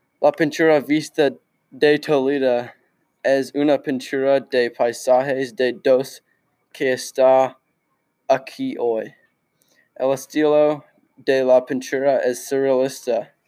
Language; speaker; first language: Spanish; non-native, learner; English